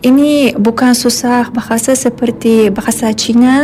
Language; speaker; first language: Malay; non-native, learner; Uzbek